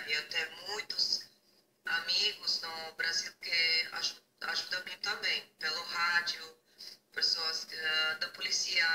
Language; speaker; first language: Portuguese; non-native, learner; Dutch